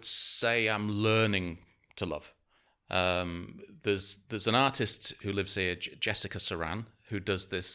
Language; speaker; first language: English; native; English